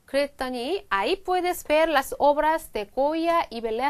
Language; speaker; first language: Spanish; non-native, fluent; Korean